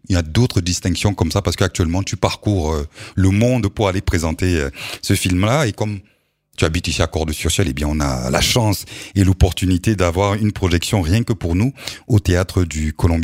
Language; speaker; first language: French; native; French